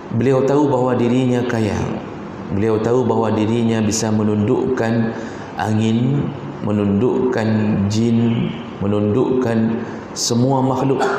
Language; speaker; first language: Malay; non-native, local second language; Achinese